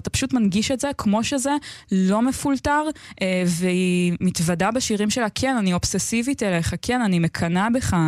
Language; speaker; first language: Hebrew; native; Hebrew